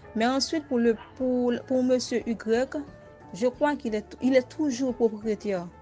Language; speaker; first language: French; non-native, local second language; Haitian Creole